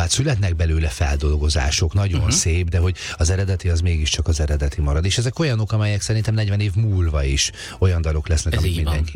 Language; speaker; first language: Hungarian; native; Hungarian